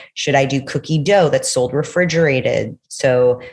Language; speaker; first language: English; native; English